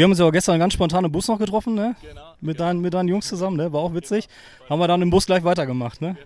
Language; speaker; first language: German; native; German